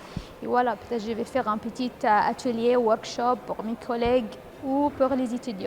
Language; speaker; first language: French; non-native, fluent; Arabic